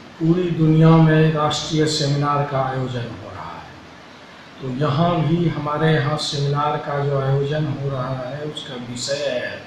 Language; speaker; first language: Hindi; native; Hindi